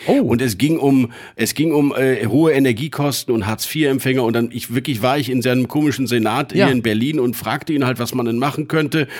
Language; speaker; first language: German; native; German